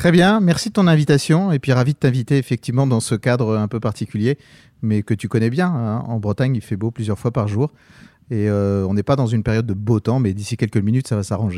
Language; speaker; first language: French; native; French